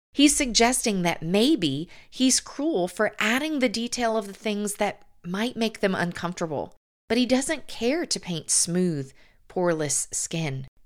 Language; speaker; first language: English; native; English